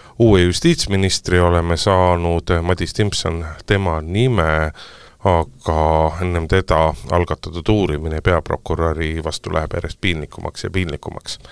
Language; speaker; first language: Estonian; native; Estonian